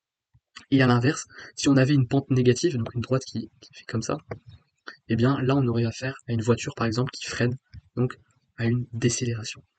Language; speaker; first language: French; native; French